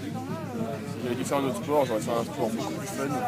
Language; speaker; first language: French; native; French